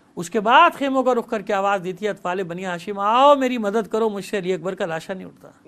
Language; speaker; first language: Urdu; native; Urdu